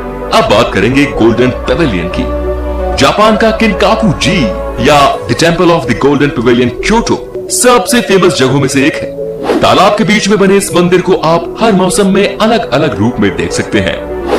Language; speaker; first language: Hindi; native; Hindi